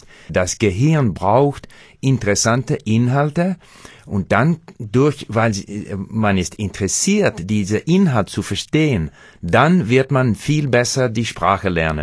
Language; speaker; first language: German; non-native, learner; English